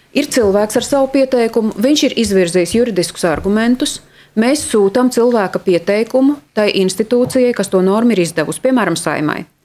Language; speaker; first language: Latvian; native; Latvian